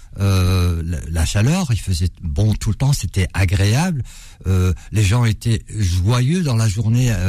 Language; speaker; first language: French; early bilingual, other home language; Arabic